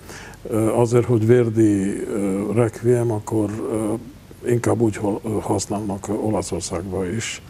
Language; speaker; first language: Hungarian; non-native, local second language; Romanian